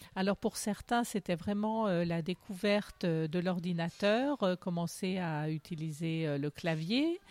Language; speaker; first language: French; native; French